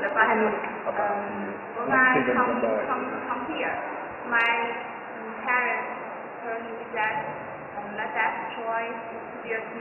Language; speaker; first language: English; non-native, learner; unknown